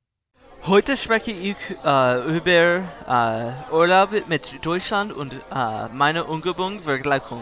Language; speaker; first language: German; non-native, learner; English